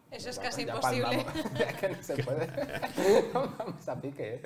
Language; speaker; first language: Spanish; native; Spanish